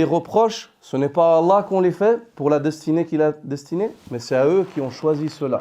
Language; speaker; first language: French; native; French